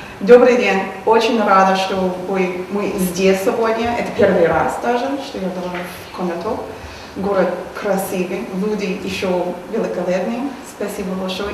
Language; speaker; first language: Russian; non-native, learner; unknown